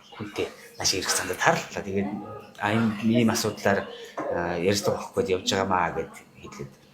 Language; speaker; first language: Mongolian; native; Mongolian